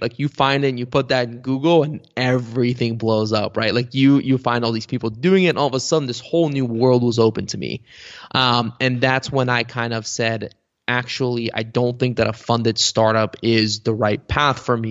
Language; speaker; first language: English; early bilingual, other home language; Bulgarian